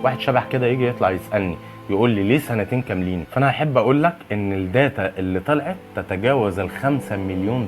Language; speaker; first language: Arabic; native; Arabic